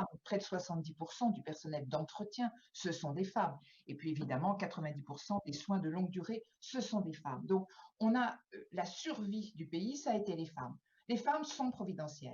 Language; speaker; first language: French; native; French